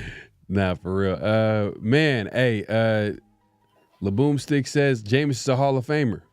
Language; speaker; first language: English; native; English